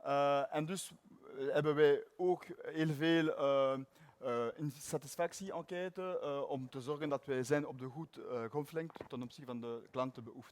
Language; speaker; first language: Dutch; non-native, learner; French